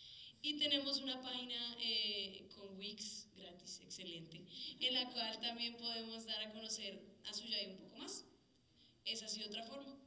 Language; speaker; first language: Spanish; native; Spanish